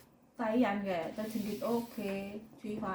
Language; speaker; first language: Cantonese; non-native, learner; Indonesian